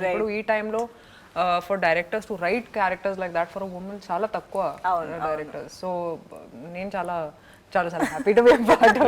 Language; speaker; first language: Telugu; non-native, fluent; Hindi